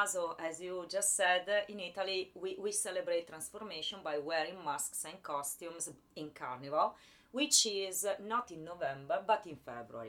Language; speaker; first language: English; non-native, fluent; Italian